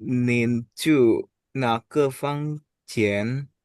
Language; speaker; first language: Chinese; non-native, learner; Indonesian